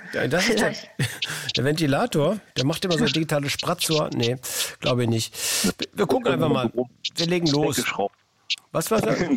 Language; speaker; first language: German; native; German